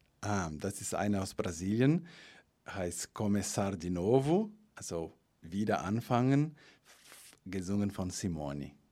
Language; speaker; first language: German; non-native, fluent; Portuguese